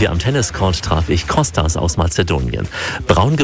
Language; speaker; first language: German; native; German